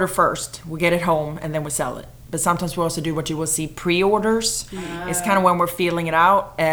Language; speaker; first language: English; non-native, fluent; Swedish